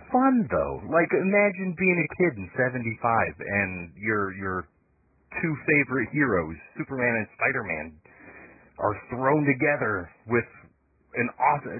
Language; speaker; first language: English; native; English